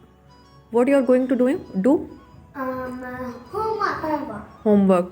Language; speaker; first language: English; non-native, local second language; Hindi